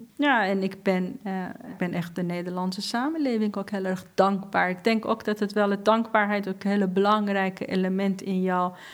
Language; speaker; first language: Dutch; non-native, fluent; Persian